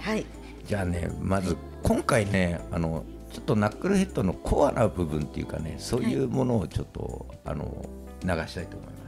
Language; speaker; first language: Japanese; native; Japanese